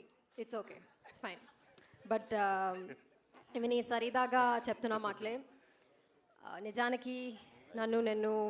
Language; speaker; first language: Telugu; non-native, learner; Malayalam